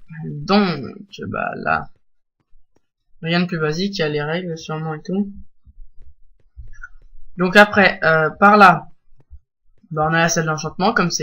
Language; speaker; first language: French; native; French